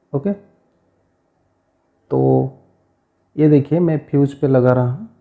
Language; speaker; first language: Hindi; non-native, local second language; Odia